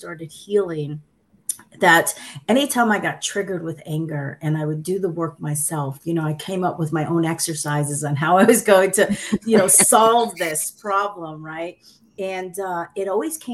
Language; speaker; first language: English; early bilingual, other home language; Sicilian